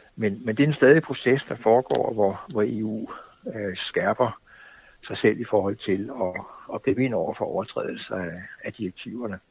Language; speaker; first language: Danish; native; Danish